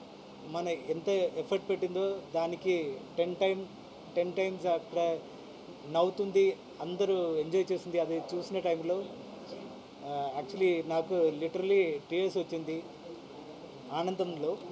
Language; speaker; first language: Telugu; non-native, fluent; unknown